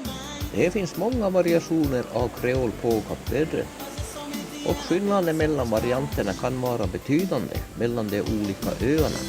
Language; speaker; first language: Swedish; native; Swedish